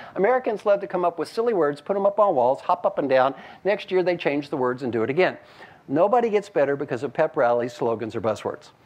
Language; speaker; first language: English; native; English